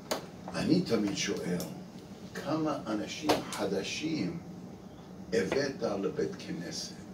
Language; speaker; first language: Hebrew; non-native, fluent; English